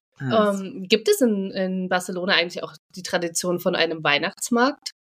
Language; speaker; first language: German; native; German